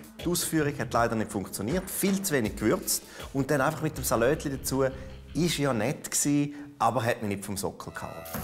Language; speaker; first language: German; native; German